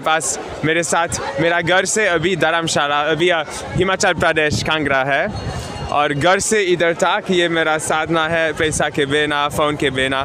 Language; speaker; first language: Hindi; non-native, learner; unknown